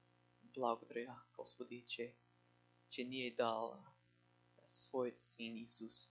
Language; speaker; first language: Bulgarian; non-native, learner; English